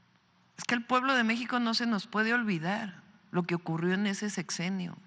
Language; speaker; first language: Spanish; native; Spanish